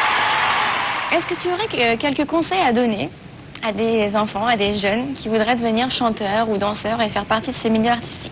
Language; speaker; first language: French; native; French